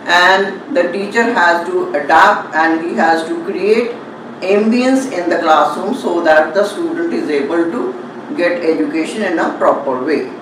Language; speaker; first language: English; non-native, local second language; Punjabi